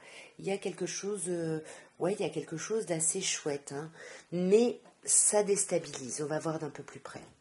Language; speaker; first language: French; native; French